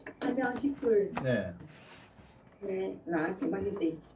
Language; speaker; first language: Korean; non-native, fluent; Vietnamese